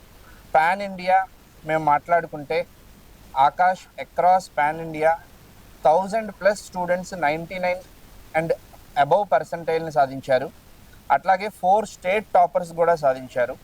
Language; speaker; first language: Telugu; native; Telugu